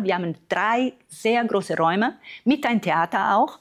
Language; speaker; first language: German; non-native, fluent; Italian